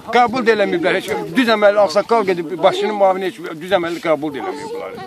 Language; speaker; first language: Azerbaijani; non-native, local second language; Lezghian